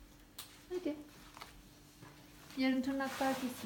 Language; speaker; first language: Turkish; native; Turkish